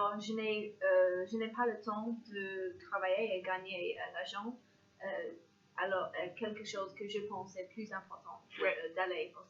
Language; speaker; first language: French; non-native, learner; English